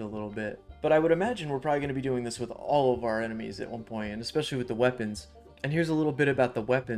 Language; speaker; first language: English; native; English